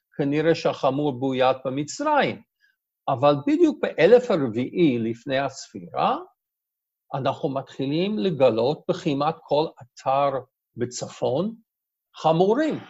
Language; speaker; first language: Hebrew; non-native, fluent; English